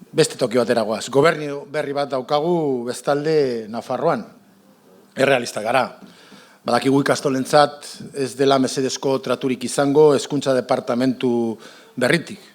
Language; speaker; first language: Basque; native; Basque